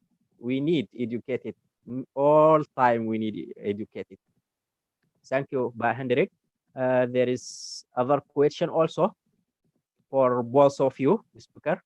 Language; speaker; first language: English; non-native, learner; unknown